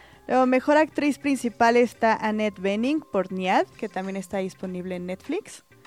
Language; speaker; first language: Spanish; native; Spanish